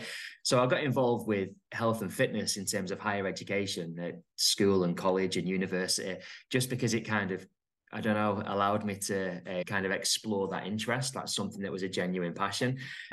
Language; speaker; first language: English; native; English